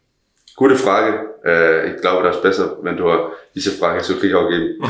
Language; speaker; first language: German; non-native, learner; Danish